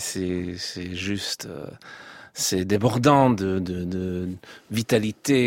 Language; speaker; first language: French; non-native, fluent; English